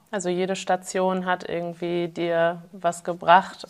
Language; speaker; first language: German; native; German